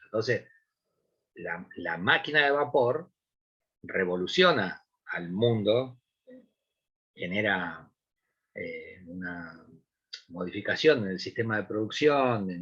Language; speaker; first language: Spanish; native; Spanish